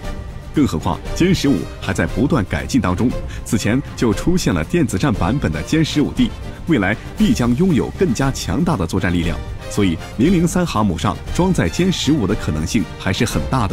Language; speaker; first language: Chinese; native; Chinese